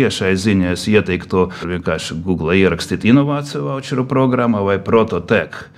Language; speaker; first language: Latvian; non-native, local second language; Russian